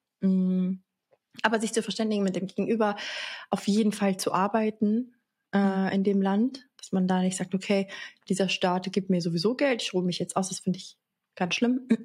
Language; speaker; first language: German; early bilingual, other home language; Arabic